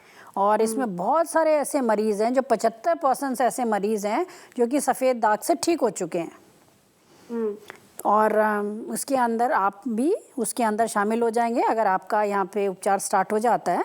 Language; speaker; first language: Hindi; native; Hindi